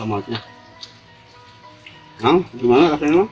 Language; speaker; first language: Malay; non-native, local second language; Sundanese